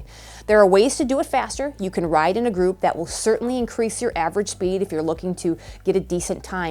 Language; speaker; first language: English; native; English